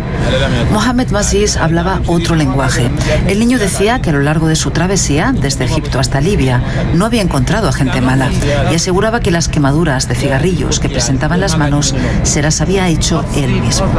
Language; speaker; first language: Spanish; native; Spanish